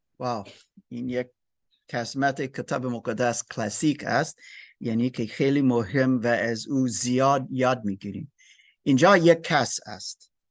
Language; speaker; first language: Persian; non-native, learner; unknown